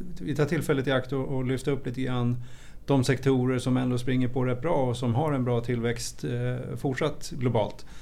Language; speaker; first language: Swedish; native; Swedish